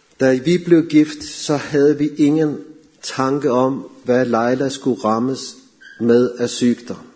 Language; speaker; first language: Danish; native; Danish